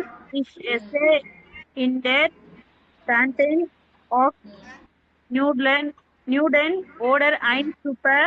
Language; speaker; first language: German; non-native, learner; Tamil